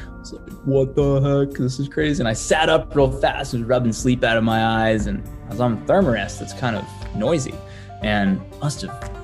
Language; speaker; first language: English; native; English